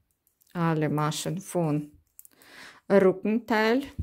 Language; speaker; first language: German; non-native, learner; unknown